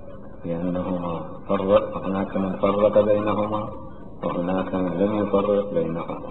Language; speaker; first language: Arabic; native; Arabic